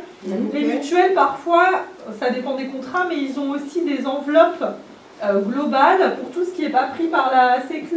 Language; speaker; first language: French; native; French